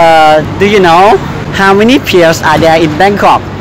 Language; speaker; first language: English; non-native, learner; Thai